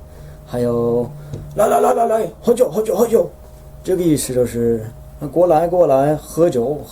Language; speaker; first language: Chinese; non-native, fluent; Dutch